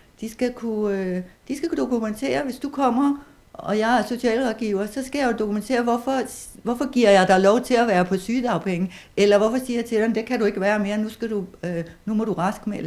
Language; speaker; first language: Danish; native; Danish